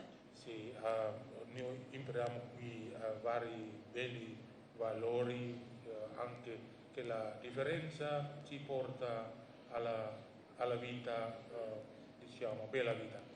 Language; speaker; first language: Italian; non-native, fluent; Indonesian